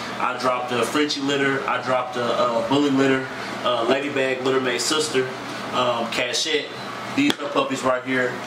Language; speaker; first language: English; native; English